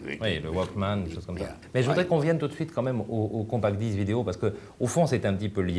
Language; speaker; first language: French; native; French